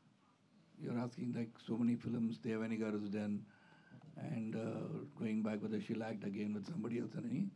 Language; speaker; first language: Telugu; non-native, fluent; Tamil